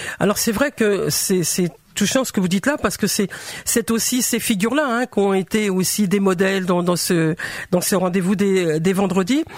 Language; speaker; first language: French; native; French